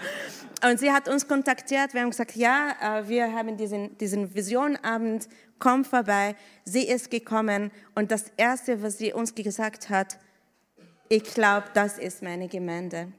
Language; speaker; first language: German; non-native, fluent; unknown